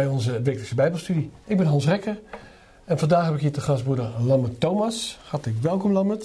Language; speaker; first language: Dutch; native; Dutch